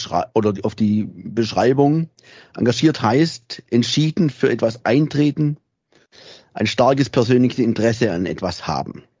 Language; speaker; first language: German; native; German